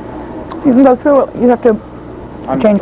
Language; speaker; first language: English; native; English